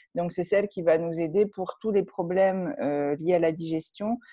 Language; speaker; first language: French; native; French